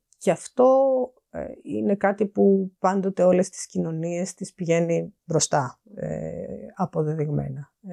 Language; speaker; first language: Greek; native; Greek